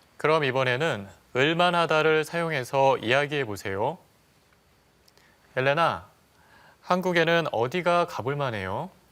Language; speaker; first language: Korean; native; Korean